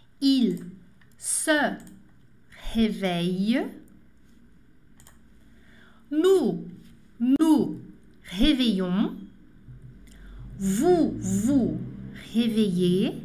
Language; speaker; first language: French; non-native, fluent; Portuguese